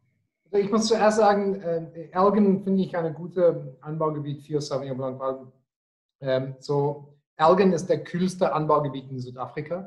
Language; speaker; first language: German; non-native, fluent; Afrikaans